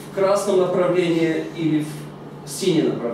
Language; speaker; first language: Russian; non-native, fluent; Bulgarian